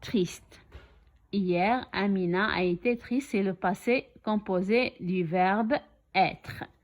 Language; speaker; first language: French; non-native, local second language; Arabic